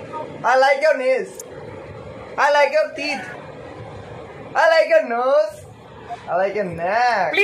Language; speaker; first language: English; non-native, local second language; Hindi